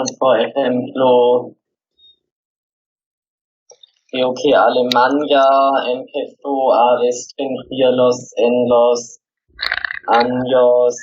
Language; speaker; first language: Spanish; non-native, fluent; German